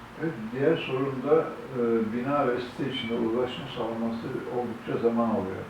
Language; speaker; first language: Turkish; native; Turkish